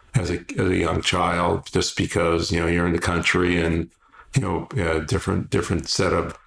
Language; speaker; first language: English; early bilingual, other home language; Polish